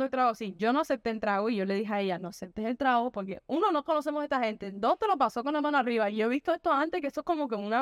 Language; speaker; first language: Spanish; native; Spanish